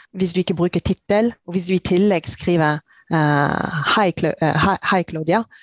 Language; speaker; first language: Norwegian; non-native, fluent; French